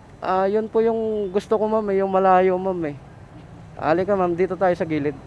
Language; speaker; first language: Filipino; non-native, local second language; Iloko